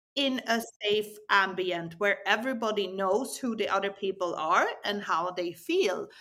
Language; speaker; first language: English; non-native, fluent; Swedish